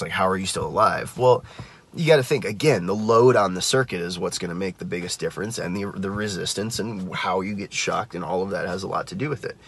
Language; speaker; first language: English; native; English